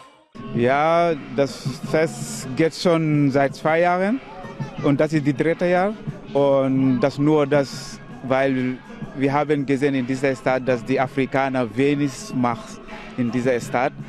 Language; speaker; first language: German; non-native, learner; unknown